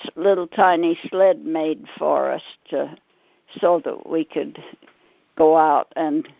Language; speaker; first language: English; native; English